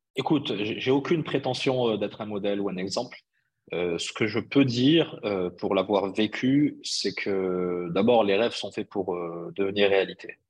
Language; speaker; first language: French; early bilingual, other home language; Arabic